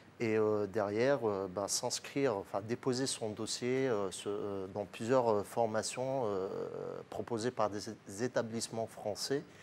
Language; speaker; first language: French; non-native, local second language; Arabic